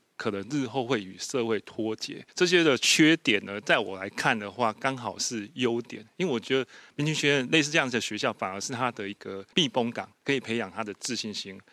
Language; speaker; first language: Chinese; native; Chinese